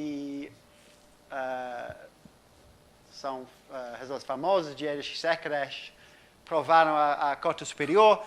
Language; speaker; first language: Portuguese; non-native, fluent; English